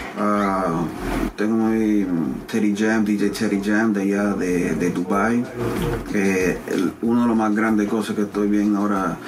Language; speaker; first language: Spanish; native; Spanish